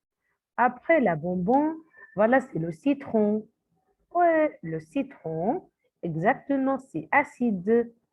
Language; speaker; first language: French; non-native, fluent; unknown